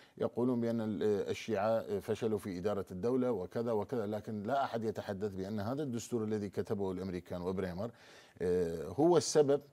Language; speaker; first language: Arabic; non-native, local second language; Turkmen